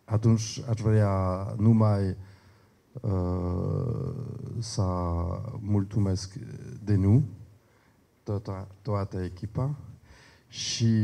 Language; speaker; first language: Romanian; non-native, learner; French